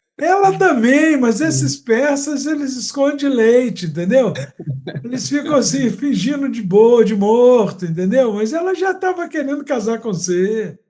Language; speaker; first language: Portuguese; native; Portuguese